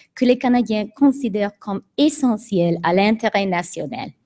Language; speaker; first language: French; non-native, fluent; English